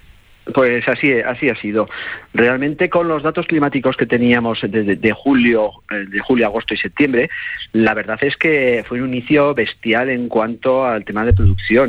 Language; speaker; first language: Spanish; native; Spanish